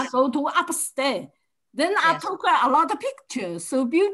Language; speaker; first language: English; non-native, learner; Chinese